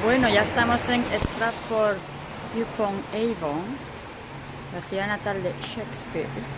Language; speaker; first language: Spanish; native; Spanish